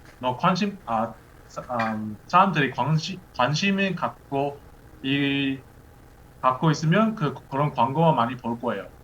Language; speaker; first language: Korean; early bilingual, heritage; English